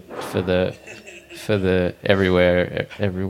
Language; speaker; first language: English; native; English